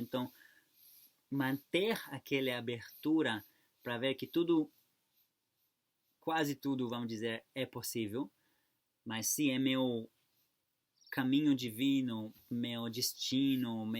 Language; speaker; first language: Portuguese; non-native, fluent; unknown